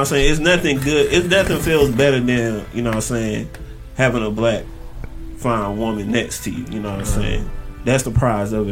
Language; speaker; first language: English; native; English